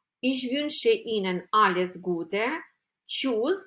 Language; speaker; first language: German; non-native, fluent; Ukrainian